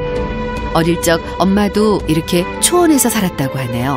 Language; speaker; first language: Korean; native; Korean